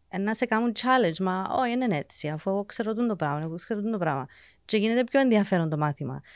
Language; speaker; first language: Greek; early bilingual, heritage; English